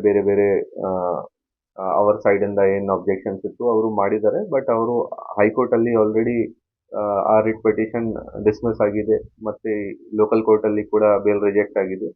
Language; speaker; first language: Kannada; non-native, fluent; Hindi